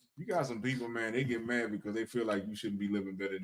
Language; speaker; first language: English; native; English